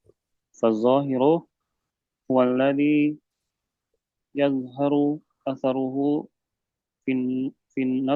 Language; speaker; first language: Arabic; non-native, learner; Indonesian